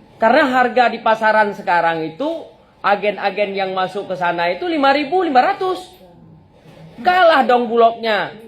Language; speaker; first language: Indonesian; non-native, local second language; Achinese